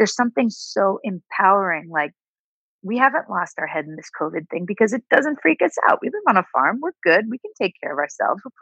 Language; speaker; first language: English; native; English